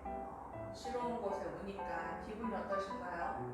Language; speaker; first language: Korean; native; Korean